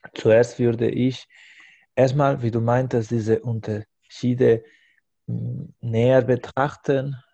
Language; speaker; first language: German; non-native, fluent; Spanish